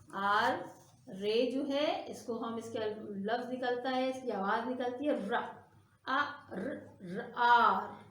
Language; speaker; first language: Hindi; non-native, local second language; Punjabi